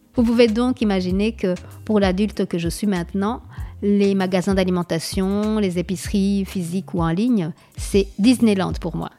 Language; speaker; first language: French; non-native, local second language; Kinyarwanda